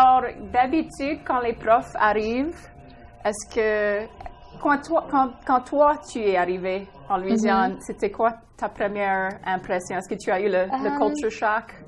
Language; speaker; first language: French; non-native, local second language; English